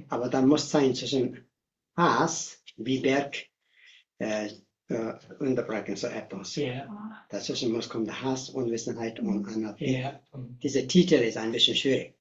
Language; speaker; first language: German; non-native, learner; Tibetan